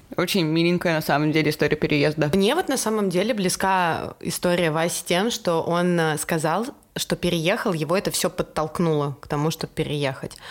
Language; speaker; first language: Russian; native; Russian